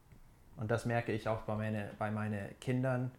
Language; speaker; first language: German; non-native, fluent; English